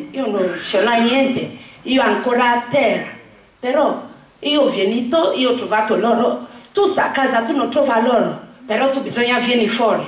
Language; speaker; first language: Italian; non-native, learner; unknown